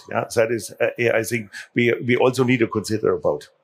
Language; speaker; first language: English; non-native, fluent; German